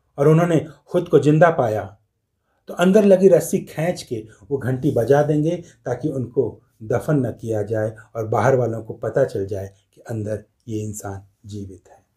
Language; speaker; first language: Hindi; native; Hindi